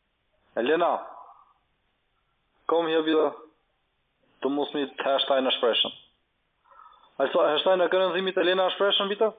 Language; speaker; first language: German; non-native, learner; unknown